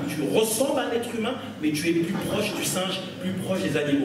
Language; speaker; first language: French; native; French